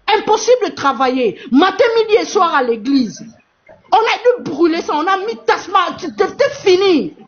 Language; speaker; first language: French; non-native, fluent; Portuguese